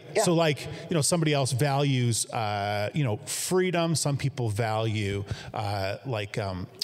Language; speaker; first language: English; native; English